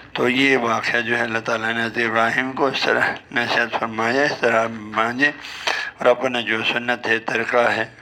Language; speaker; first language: Urdu; non-native, local second language; Balti